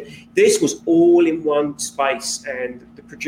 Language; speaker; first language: English; native; English